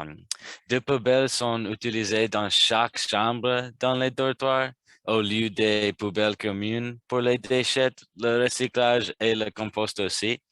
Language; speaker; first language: French; non-native, learner; English